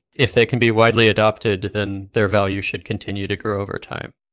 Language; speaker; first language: English; native; English